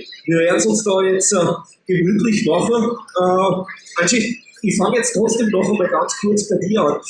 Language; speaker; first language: German; native; German